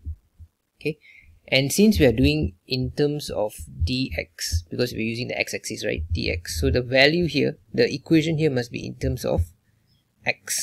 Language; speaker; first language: English; non-native, local second language; Malay